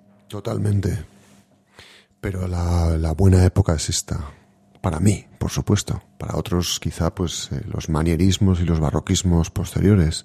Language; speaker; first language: Spanish; native; Spanish